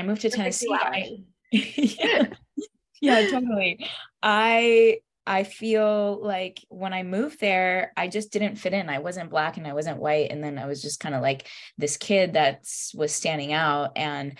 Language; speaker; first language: English; early bilingual, other home language; Spanish